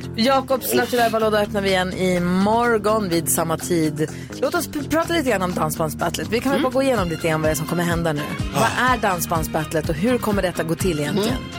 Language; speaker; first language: Swedish; native; Swedish